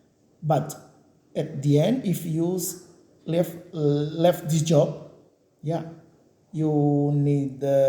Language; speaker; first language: English; non-native, learner; Portuguese